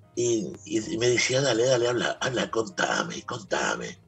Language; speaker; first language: Spanish; native; Spanish